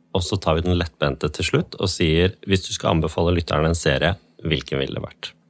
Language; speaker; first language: Norwegian; native; Norwegian